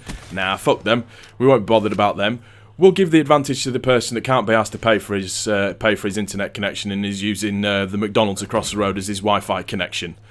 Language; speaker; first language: English; native; English